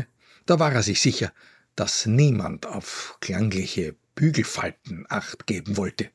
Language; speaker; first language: German; native; German